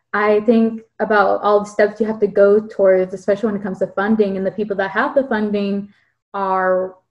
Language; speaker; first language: English; early bilingual, other home language; Chinese